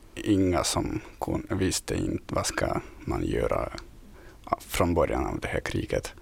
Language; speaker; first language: Swedish; non-native, fluent; Ukrainian